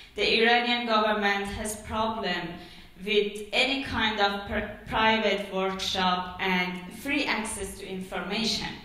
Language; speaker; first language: English; non-native, fluent; Persian